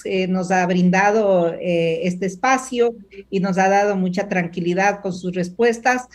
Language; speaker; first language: Spanish; native; Spanish